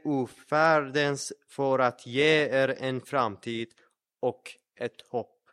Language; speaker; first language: Swedish; non-native, fluent; Persian